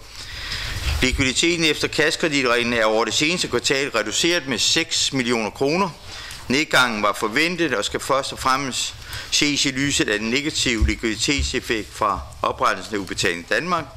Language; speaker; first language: Danish; native; Danish